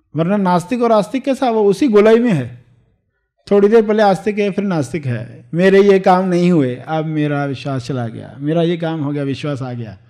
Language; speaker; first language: Hindi; native; Hindi